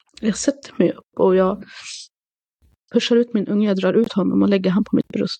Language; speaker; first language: Swedish; early bilingual, other home language; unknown